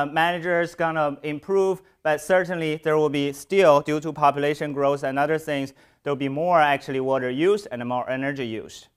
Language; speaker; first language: English; non-native, fluent; Chinese